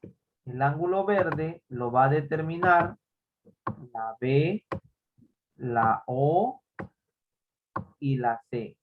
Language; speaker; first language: Spanish; native; Spanish